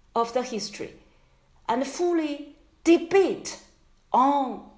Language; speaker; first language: English; non-native, fluent; Chinese